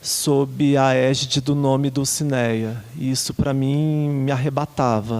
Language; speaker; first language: Portuguese; native; Portuguese